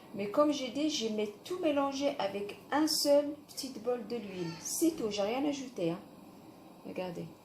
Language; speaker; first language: French; non-native, local second language; Arabic